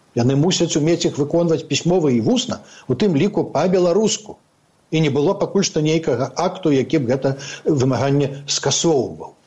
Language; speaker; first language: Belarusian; native; Belarusian